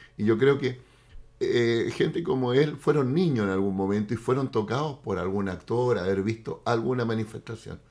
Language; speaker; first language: Spanish; native; Spanish